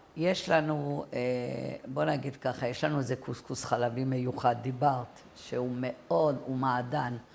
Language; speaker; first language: Hebrew; early bilingual, other home language; French